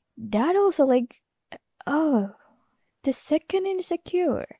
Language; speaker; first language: English; non-native, learner; Indonesian